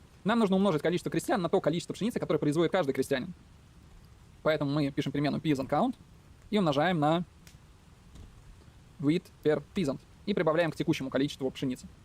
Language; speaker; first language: Russian; native; Russian